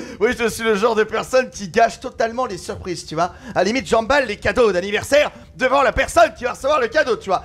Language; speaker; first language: French; native; French